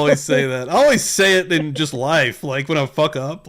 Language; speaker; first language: English; native; English